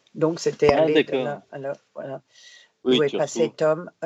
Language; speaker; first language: French; non-native, fluent; English